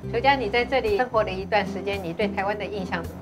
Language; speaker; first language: Chinese; native; Chinese